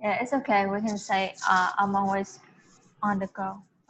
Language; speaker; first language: English; non-native, fluent; Vietnamese